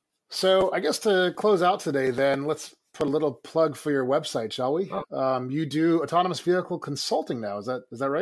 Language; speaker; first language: English; native; English